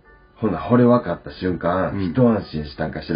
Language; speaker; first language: Japanese; native; Japanese